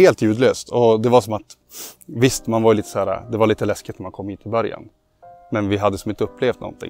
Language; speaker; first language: Swedish; native; Swedish